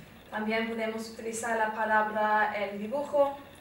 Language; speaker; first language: Spanish; non-native, fluent; English